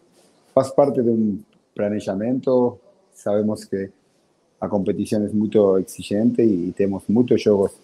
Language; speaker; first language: Portuguese; non-native, fluent; Spanish